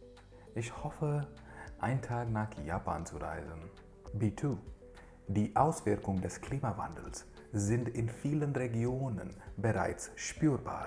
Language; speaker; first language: German; non-native, fluent; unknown